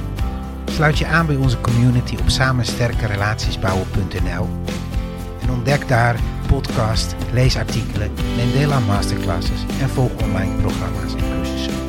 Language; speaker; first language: Dutch; native; Dutch